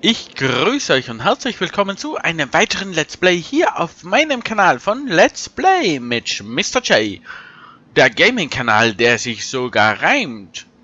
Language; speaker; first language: German; native; German